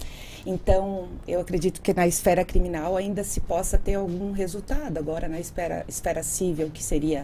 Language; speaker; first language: Portuguese; native; Portuguese